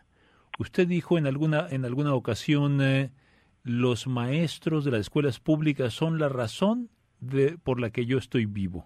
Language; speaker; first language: Spanish; native; Spanish